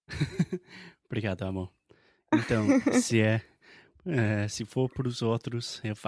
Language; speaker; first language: Portuguese; non-native, fluent; English